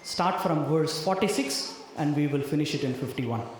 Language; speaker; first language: English; non-native, local second language; Tamil